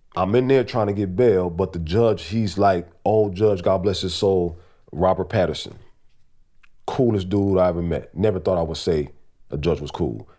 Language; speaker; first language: English; native; English